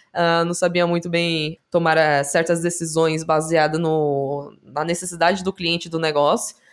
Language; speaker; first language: Portuguese; native; Portuguese